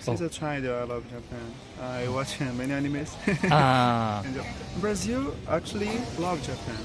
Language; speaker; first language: English; non-native, learner; Portuguese